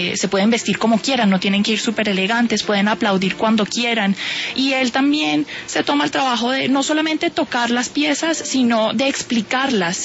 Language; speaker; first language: Spanish; native; Spanish